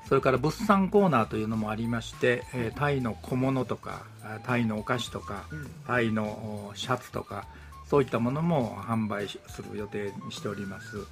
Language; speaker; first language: Japanese; native; Japanese